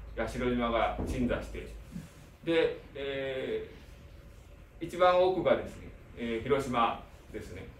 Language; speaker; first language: Japanese; native; Japanese